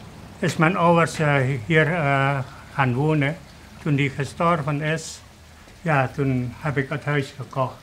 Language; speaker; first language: Dutch; early bilingual, other home language; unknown